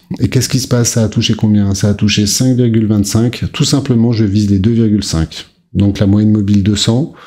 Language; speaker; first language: French; native; French